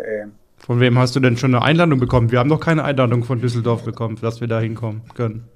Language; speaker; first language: German; native; German